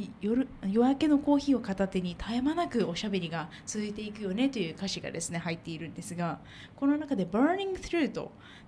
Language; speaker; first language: Japanese; native; Japanese